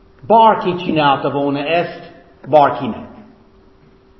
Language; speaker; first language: Hungarian; non-native, fluent; English